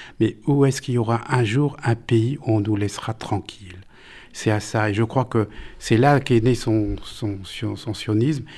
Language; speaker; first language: French; native; French